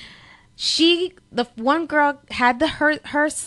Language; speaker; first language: English; early bilingual, other home language; Spanish